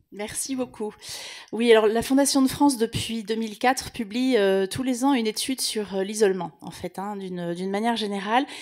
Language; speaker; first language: French; native; French